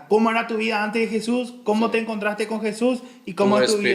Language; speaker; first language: Spanish; native; Spanish